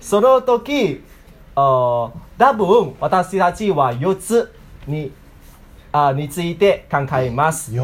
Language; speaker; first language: Japanese; non-native, learner; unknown